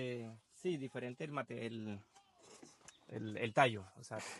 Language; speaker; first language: Spanish; native; Spanish